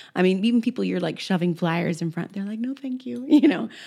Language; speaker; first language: English; native; English